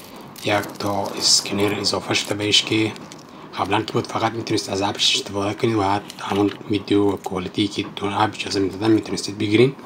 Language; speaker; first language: Persian; native; Persian